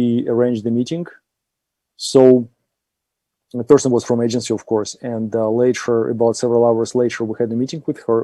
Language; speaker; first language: English; non-native, fluent; German